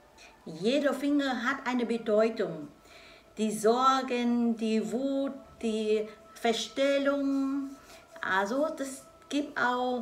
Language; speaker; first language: German; non-native, learner; Vietnamese